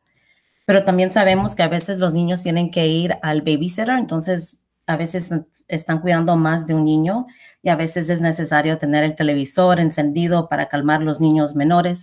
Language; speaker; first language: Spanish; early bilingual, heritage; Spanish